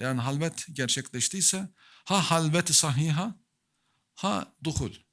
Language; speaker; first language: Turkish; native; Turkish